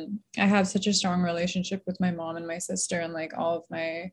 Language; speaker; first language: English; native; English